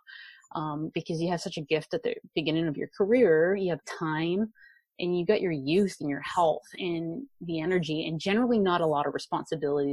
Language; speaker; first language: English; native; English